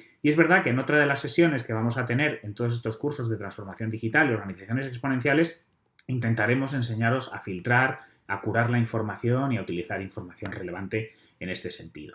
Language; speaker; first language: Spanish; native; Spanish